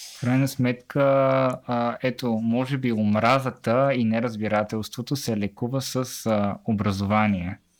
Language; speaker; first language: Bulgarian; native; Bulgarian